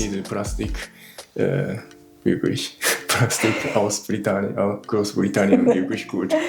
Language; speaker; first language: German; non-native, learner; Japanese